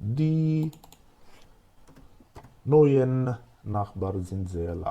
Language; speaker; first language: German; non-native, fluent; Macedonian